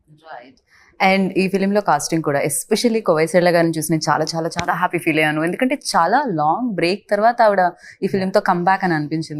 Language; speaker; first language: Telugu; native; Telugu